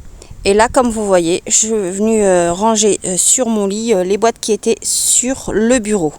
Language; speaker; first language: French; native; French